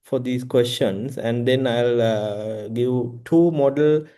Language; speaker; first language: English; non-native, local second language; Sinhala